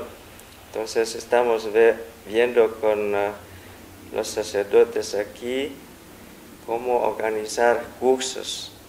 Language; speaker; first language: Spanish; non-native, fluent; Vietnamese